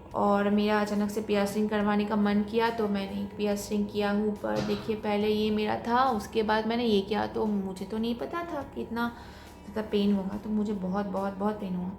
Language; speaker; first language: Hindi; non-native, local second language; Bangla